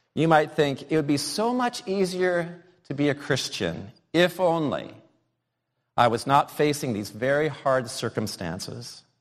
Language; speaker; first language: English; native; English